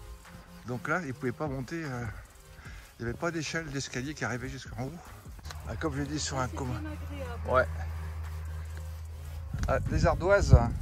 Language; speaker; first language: French; native; French